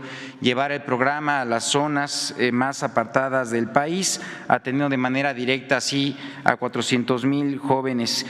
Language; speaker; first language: Spanish; native; Spanish